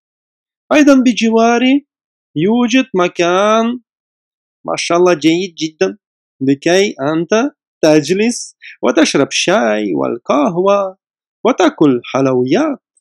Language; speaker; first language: Arabic; non-native, fluent; Russian